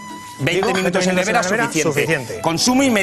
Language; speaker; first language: Spanish; native; Spanish